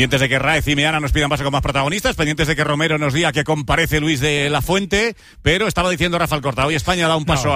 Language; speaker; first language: Spanish; native; Spanish